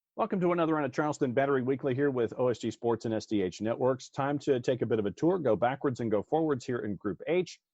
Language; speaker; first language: English; native; English